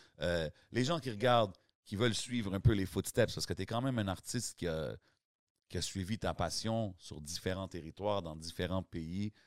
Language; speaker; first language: French; native; French